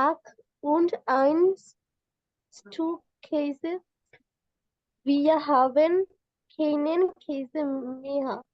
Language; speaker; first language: German; non-native, learner; Bangla